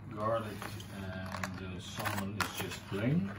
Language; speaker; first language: English; non-native, fluent; Dutch